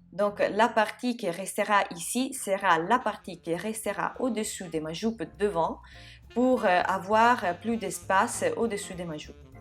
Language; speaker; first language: French; non-native, fluent; Italian